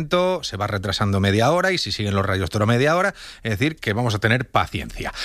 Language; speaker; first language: Spanish; native; Spanish